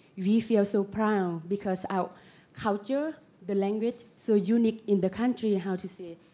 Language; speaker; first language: English; non-native, learner; Lao